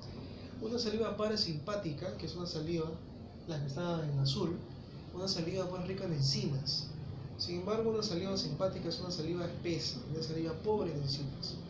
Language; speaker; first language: Spanish; native; Spanish